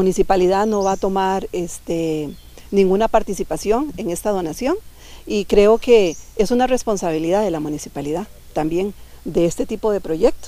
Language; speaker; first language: Spanish; native; Spanish